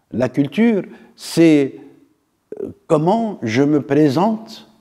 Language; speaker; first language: French; non-native, local second language; Arabic